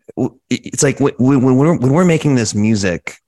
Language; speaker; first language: English; native; English